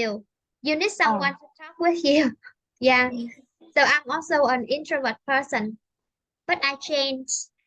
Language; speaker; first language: English; non-native, fluent; Vietnamese